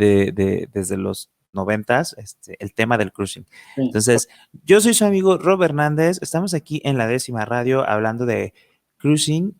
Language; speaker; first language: Spanish; native; Spanish